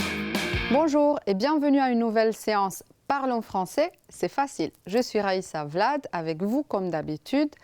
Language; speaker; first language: French; non-native, fluent; Romanian